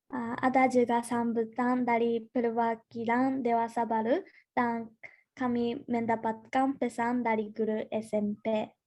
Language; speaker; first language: Indonesian; non-native, learner; Japanese